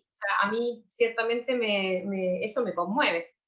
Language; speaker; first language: Spanish; native; Spanish